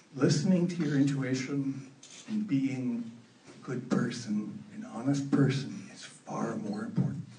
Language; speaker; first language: English; native; English